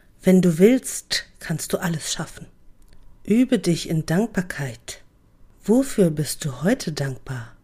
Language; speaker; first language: German; native; German